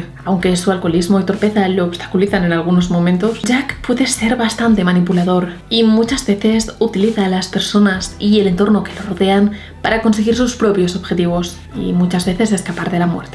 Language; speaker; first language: Spanish; native; Spanish